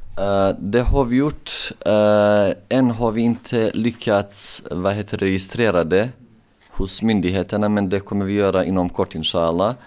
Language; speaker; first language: Swedish; non-native, local second language; Bosnian